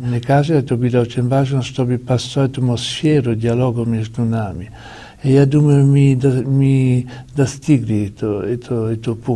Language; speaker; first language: Russian; non-native, learner; Italian